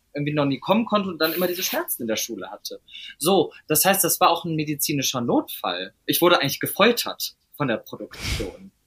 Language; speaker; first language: German; native; German